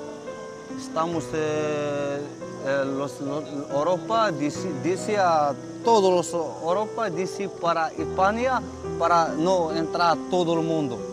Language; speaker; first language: Spanish; non-native, learner; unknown